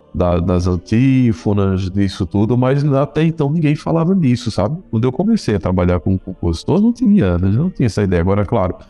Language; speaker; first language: Portuguese; native; Portuguese